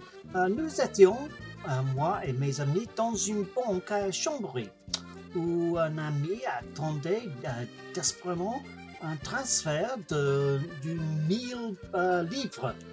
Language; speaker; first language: French; non-native, learner; English